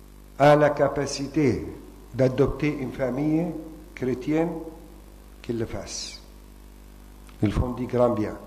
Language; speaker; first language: French; non-native, fluent; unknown